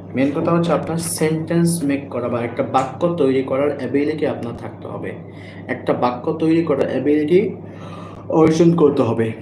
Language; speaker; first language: Bangla; native; Bangla